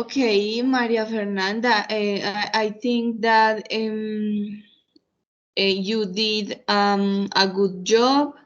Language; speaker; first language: English; non-native, fluent; Spanish